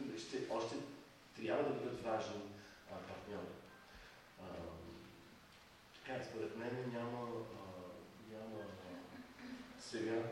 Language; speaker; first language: Bulgarian; non-native, fluent; French